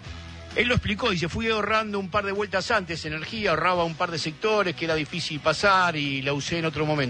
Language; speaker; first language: Spanish; native; Spanish